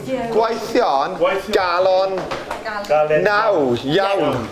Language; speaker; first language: Welsh; non-native, learner; English